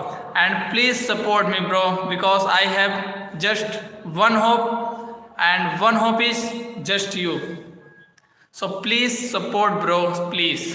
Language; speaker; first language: English; non-native, learner; Hindi